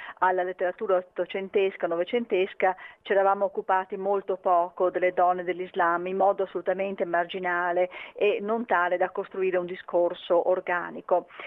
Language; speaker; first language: Italian; native; Italian